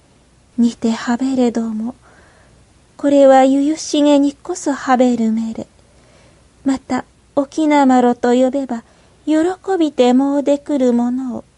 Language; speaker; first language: Japanese; native; Japanese